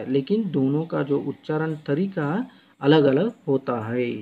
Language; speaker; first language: Hindi; non-native, local second language; Kannada